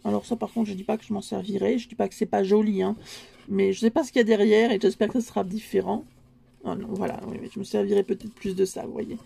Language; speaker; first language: French; native; French